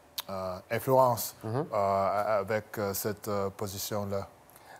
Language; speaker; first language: French; non-native, local second language; English